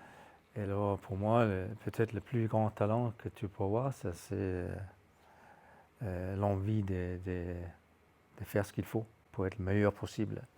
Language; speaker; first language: French; non-native, fluent; Danish